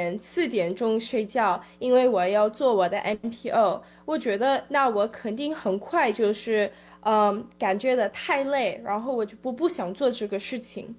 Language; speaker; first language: Chinese; early bilingual, heritage; Chinese